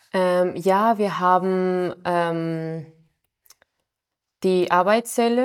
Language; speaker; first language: German; non-native, fluent; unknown